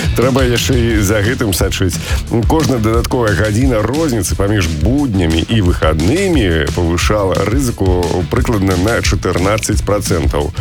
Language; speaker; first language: Belarusian; non-native, local second language; Russian